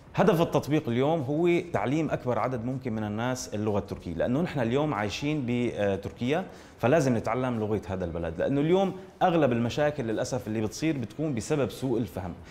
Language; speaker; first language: Arabic; native; Arabic